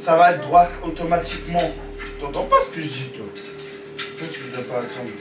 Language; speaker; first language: French; native; French